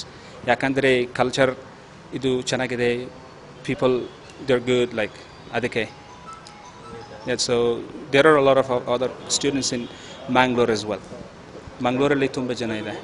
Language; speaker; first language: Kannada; non-native, learner; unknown